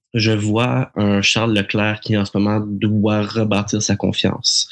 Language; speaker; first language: French; native; French